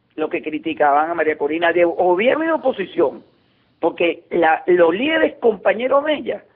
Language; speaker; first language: Spanish; native; Spanish